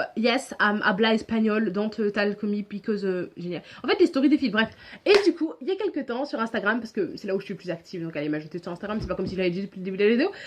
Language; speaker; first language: French; native; French